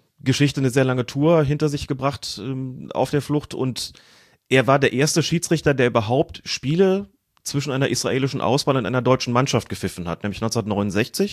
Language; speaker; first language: German; native; German